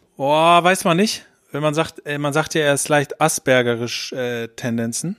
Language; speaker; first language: German; native; German